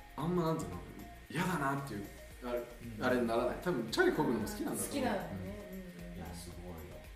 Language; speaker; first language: Japanese; native; Japanese